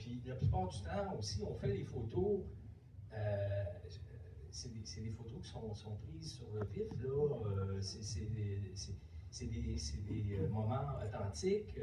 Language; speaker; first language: French; native; French